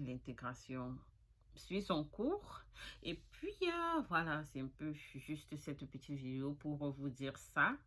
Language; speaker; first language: French; non-native, local second language; Fula